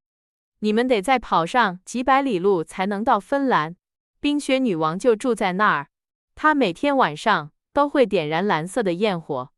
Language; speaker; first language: Chinese; native; Chinese